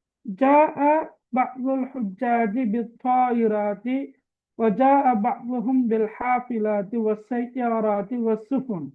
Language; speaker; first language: Arabic; non-native, fluent; Tamil